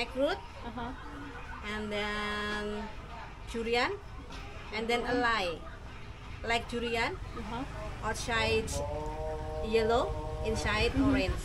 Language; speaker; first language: English; non-native, learner; Indonesian